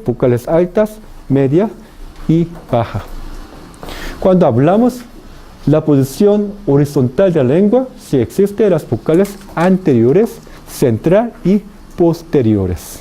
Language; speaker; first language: Spanish; non-native, fluent; Korean